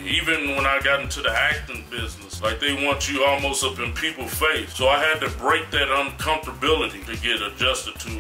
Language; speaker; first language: English; native; English